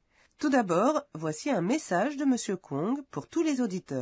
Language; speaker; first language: French; native; French